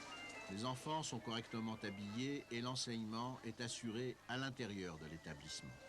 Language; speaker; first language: French; native; French